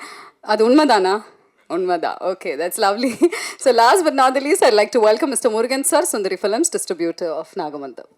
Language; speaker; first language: Tamil; native; Tamil